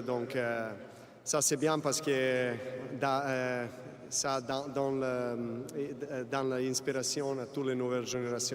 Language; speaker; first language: French; non-native, fluent; Serbian